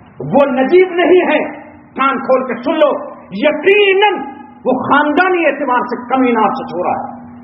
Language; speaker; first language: Urdu; native; Urdu